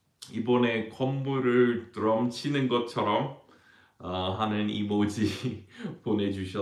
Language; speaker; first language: Korean; non-native, fluent; English